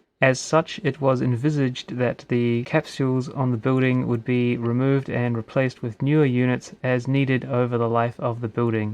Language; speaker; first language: English; native; English